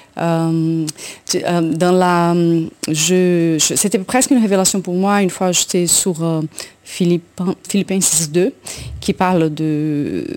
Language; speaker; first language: French; non-native, fluent; Portuguese